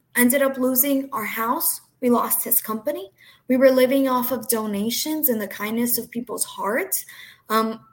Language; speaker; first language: English; early bilingual, other home language; Portuguese